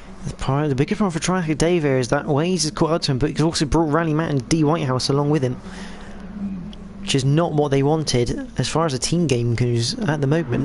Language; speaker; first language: English; native; English